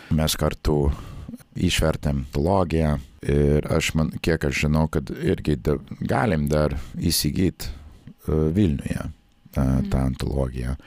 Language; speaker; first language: Lithuanian; non-native, fluent; English